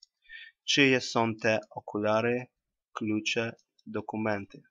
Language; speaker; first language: Polish; non-native, learner; Russian